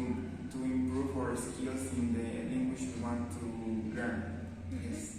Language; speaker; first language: English; non-native, learner; Spanish